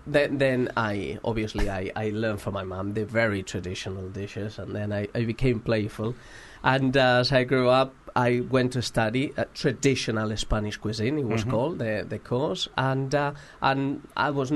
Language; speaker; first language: English; non-native, fluent; Spanish